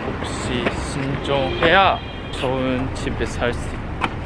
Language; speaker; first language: Korean; non-native, learner; Japanese